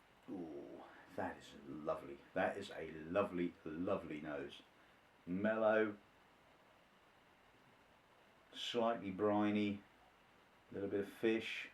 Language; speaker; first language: English; native; English